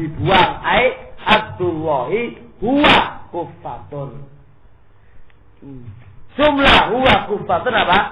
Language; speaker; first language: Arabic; non-native, fluent; Indonesian